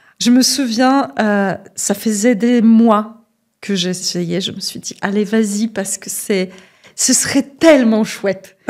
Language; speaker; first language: French; non-native, fluent; Polish